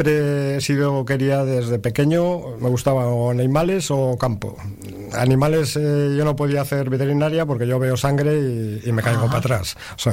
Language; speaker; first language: Spanish; native; Spanish